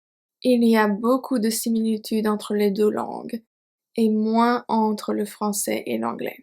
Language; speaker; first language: French; native; French